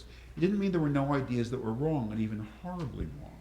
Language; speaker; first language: English; native; English